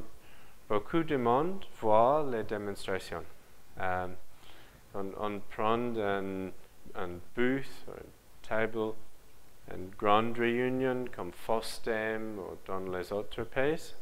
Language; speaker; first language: French; non-native, learner; English